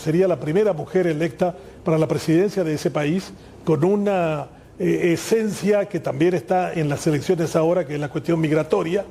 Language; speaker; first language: Spanish; native; Spanish